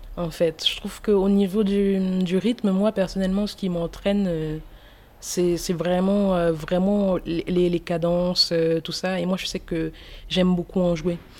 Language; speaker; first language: French; early bilingual, other home language; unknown